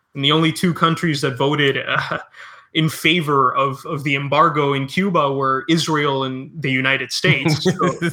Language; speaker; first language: English; early bilingual, other home language; Spanish